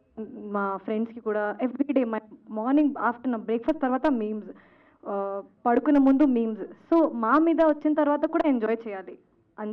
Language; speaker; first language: Telugu; non-native, learner; Hindi